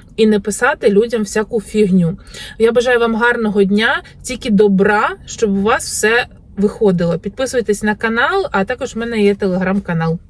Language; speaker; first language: Ukrainian; native; Ukrainian